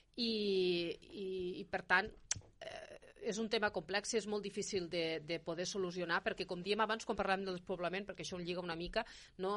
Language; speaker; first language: Catalan; native; Catalan